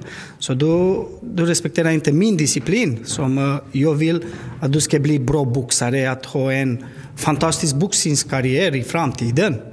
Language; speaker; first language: Swedish; non-native, learner; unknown